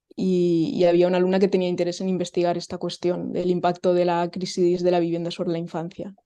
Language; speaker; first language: Spanish; non-native, local second language; Catalan